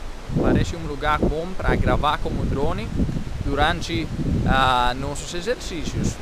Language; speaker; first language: Portuguese; non-native, learner; Greek